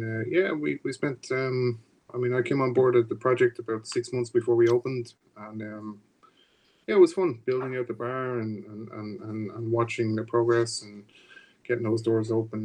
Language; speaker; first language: English; native; English